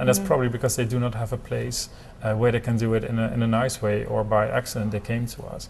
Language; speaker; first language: English; non-native, fluent; Dutch